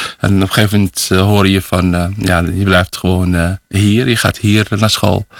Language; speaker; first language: Dutch; early bilingual, other home language; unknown